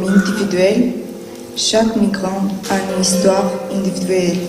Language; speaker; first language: French; non-native, learner; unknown